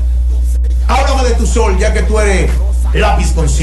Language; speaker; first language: Spanish; native; Spanish